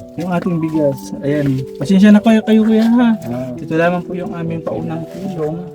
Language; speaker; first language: Filipino; non-native, local second language; Waray